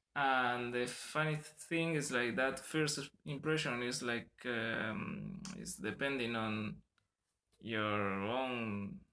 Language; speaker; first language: English; non-native, fluent; Spanish